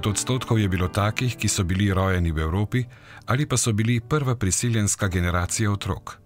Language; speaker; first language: Slovenian; native; Slovenian